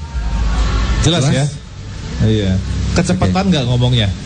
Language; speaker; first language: Indonesian; native; Indonesian